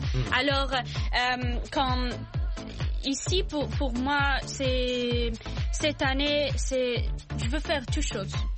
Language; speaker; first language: French; non-native, learner; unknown